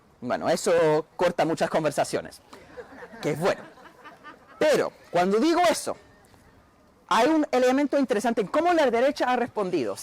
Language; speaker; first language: Spanish; non-native, fluent; English